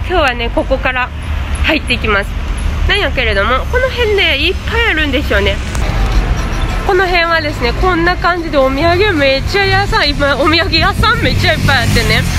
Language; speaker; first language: Japanese; native; Japanese